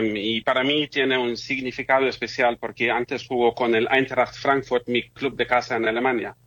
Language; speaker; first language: Spanish; non-native, fluent; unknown